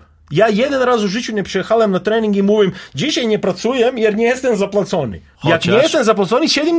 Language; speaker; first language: Polish; non-native, learner; Serbian